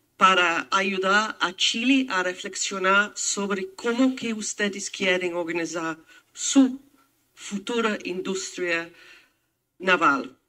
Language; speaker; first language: Spanish; non-native, fluent; English